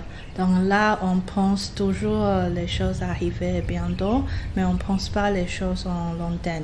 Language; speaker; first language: French; non-native, fluent; Chinese